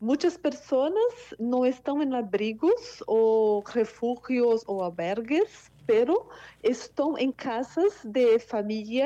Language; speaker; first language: Spanish; non-native, fluent; Portuguese